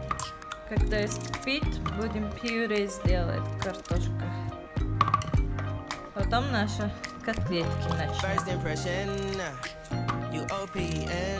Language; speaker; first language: Russian; non-native, learner; Tajik